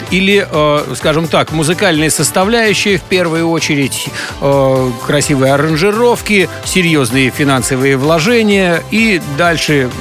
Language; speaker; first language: Russian; native; Russian